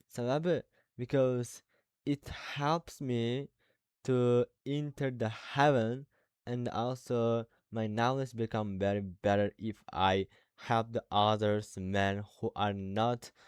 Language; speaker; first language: English; non-native, learner; Uzbek